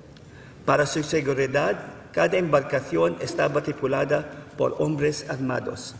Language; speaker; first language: Spanish; non-native, fluent; Filipino